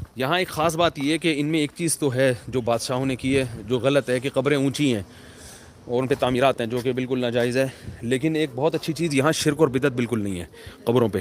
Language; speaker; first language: Urdu; native; Urdu